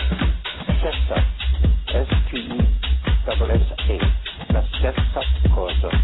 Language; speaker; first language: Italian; non-native, fluent; English